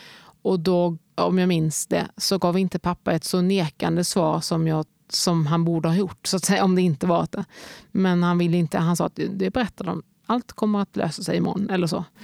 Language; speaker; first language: Swedish; native; Swedish